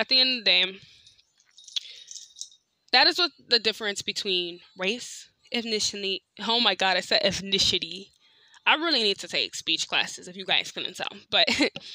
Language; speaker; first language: English; native; English